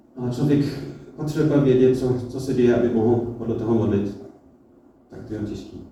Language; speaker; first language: Czech; non-native, fluent; English